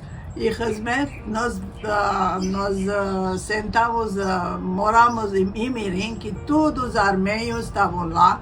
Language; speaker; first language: Portuguese; non-native, learner; Armenian